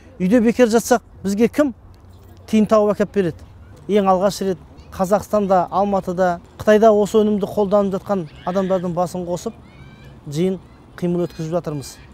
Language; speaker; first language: Kazakh; early bilingual, heritage; Kazakh